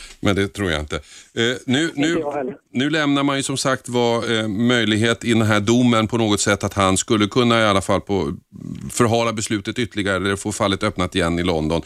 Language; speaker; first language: Swedish; native; Swedish